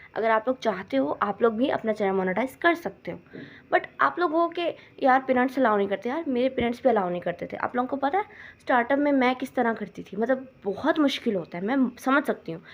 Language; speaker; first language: Urdu; non-native, local second language; Punjabi